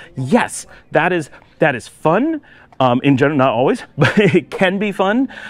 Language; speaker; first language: English; native; English